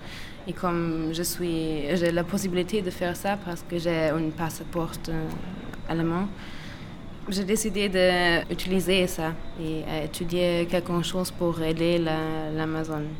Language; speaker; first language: French; non-native, learner; German